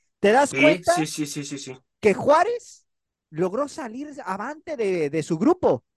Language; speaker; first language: Spanish; native; Spanish